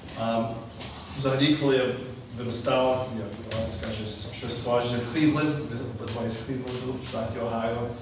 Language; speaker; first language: Ukrainian; early bilingual, heritage; Ukrainian